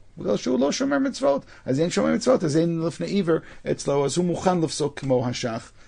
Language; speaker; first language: Hebrew; non-native, fluent; English